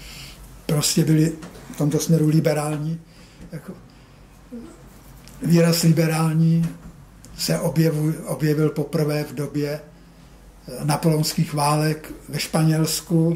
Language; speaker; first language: Czech; native; Czech